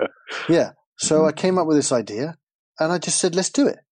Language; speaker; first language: English; native; English